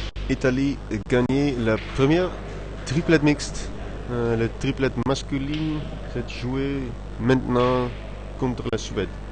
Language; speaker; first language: French; non-native, learner; Dutch